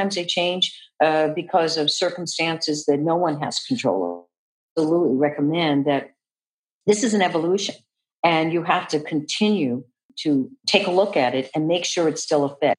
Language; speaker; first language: English; native; English